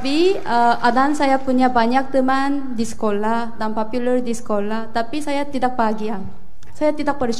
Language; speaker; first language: Indonesian; non-native, fluent; Korean